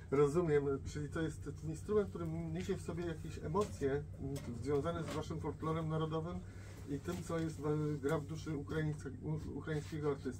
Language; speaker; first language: Polish; native; Polish